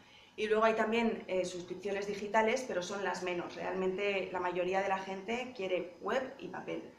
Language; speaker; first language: Spanish; native; Spanish